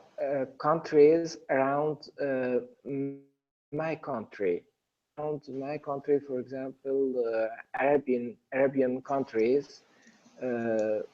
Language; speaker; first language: English; non-native, learner; Persian